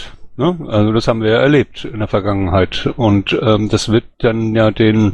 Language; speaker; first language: German; native; German